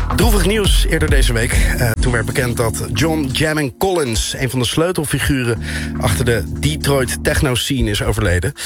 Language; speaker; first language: Dutch; native; Dutch